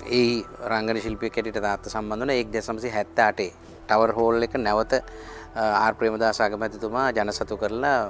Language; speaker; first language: Sinhala; native; Sinhala